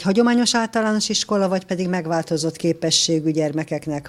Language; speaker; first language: Hungarian; native; Hungarian